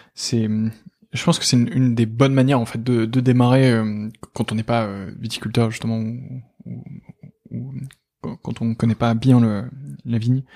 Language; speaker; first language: French; native; French